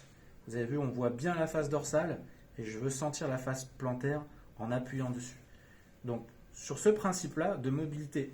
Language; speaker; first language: French; native; French